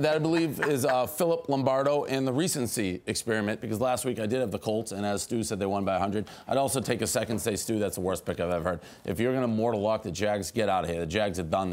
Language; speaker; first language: English; native; English